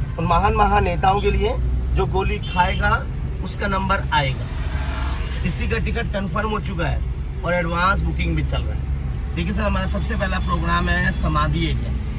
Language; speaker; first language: Hindi; native; Hindi